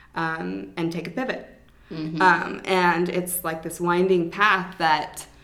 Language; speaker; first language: English; native; English